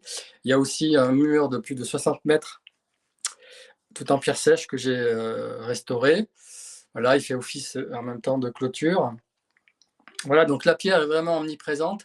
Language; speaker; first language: French; native; French